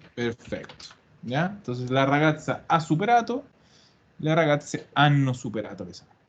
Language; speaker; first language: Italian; non-native, fluent; Spanish